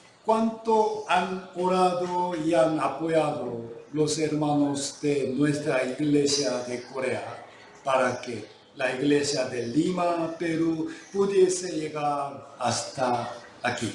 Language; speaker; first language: Spanish; non-native, fluent; Korean